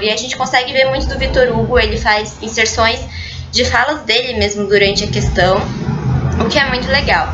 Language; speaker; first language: Portuguese; native; Portuguese